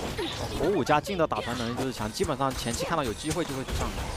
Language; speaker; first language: Chinese; native; Chinese